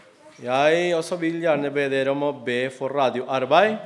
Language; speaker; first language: Norwegian; non-native, fluent; Spanish